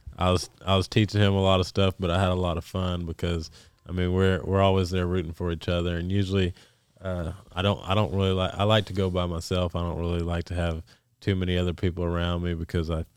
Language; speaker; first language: English; native; English